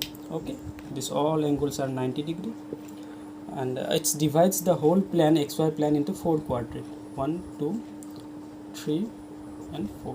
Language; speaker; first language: English; non-native, local second language; Hindi